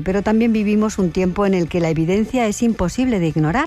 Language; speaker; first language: Spanish; native; Spanish